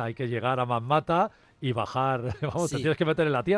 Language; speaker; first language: Spanish; native; Spanish